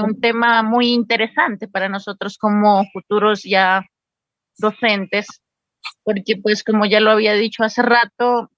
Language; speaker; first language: Spanish; native; Spanish